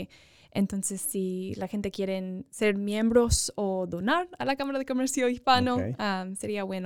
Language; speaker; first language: Spanish; early bilingual, other home language; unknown